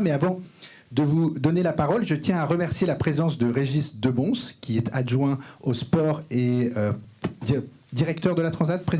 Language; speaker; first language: French; native; French